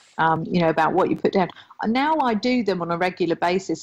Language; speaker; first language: English; native; English